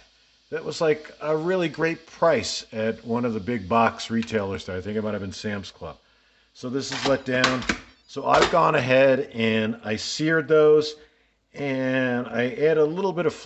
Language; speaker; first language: English; native; English